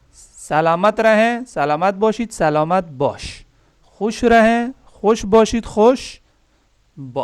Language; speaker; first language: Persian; non-native, fluent; Urdu